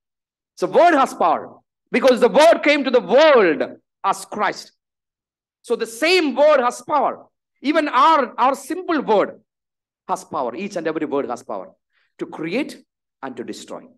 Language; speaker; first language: English; non-native, local second language; Malayalam